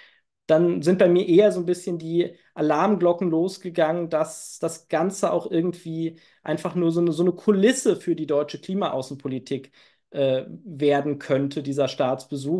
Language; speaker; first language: German; native; German